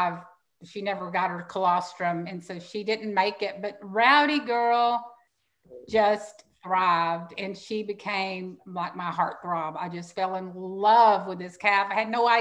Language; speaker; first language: English; native; English